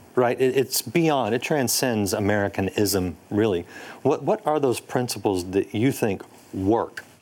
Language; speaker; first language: English; native; English